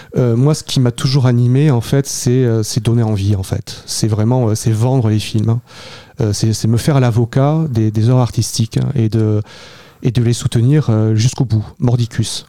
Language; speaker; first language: French; native; French